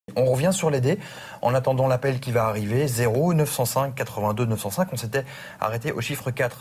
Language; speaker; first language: French; native; French